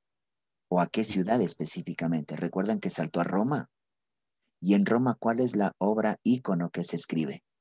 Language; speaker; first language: Spanish; native; Spanish